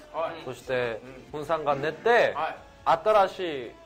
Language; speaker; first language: Japanese; non-native, learner; Korean